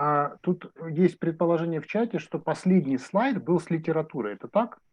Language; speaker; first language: Russian; native; Russian